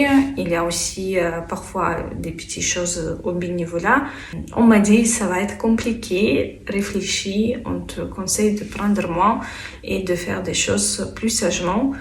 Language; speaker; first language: French; non-native, fluent; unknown